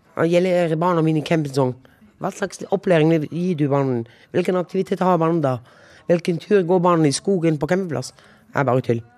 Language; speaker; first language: Norwegian; non-native, local second language; Romany